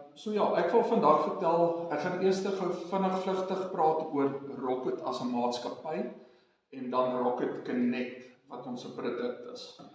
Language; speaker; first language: Afrikaans; non-native, local second language; English